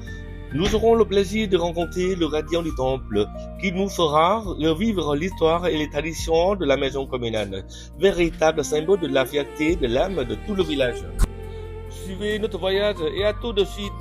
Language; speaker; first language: French; non-native, fluent; Vietnamese